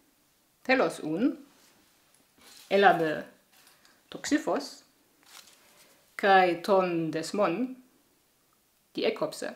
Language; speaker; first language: Greek; non-native, fluent; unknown